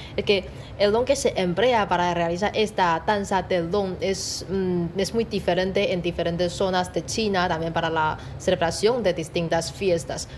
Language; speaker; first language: Spanish; non-native, fluent; Chinese